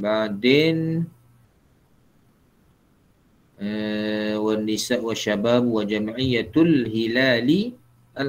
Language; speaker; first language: Arabic; non-native, fluent; Malay